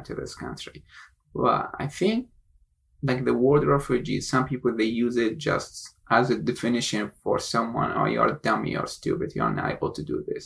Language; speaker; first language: English; non-native, fluent; Arabic